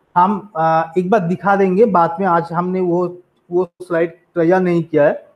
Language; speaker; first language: Hindi; non-native, local second language; Bangla